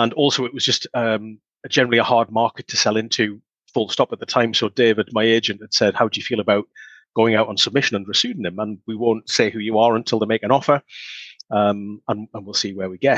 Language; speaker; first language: English; native; English